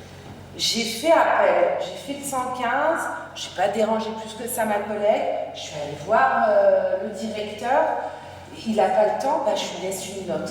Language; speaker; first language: French; native; French